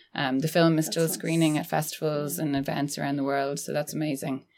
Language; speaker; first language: English; native; English